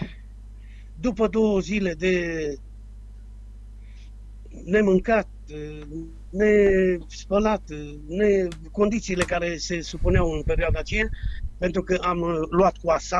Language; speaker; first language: Romanian; native; Romanian